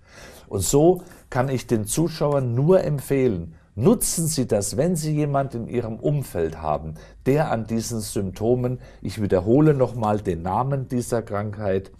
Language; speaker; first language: German; native; German